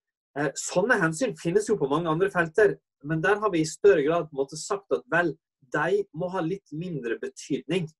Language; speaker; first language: Norwegian; native; Norwegian